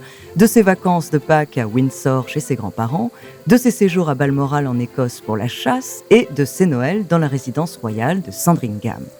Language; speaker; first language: French; native; French